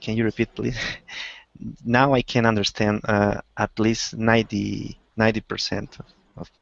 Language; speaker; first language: English; non-native, learner; Spanish